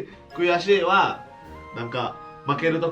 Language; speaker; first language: Japanese; non-native, fluent; Indonesian